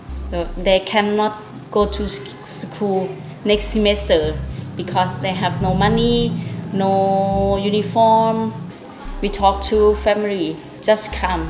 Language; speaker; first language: English; non-native, learner; Thai